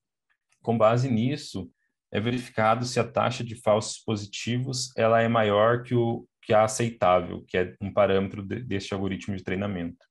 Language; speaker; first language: Portuguese; native; Portuguese